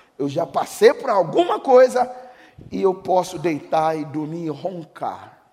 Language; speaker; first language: Portuguese; non-native, fluent; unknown